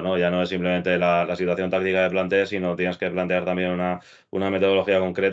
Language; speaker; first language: Spanish; native; Spanish